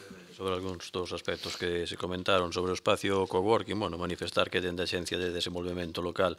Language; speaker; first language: Galician; native; Galician